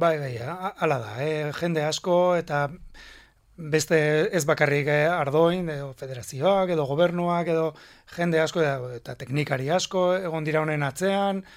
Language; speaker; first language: Basque; non-native, local second language; Spanish